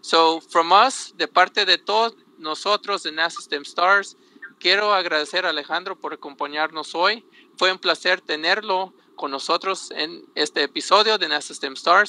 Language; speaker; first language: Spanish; early bilingual, heritage; Spanish